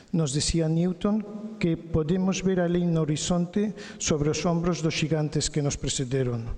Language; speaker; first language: Portuguese; non-native, fluent; Galician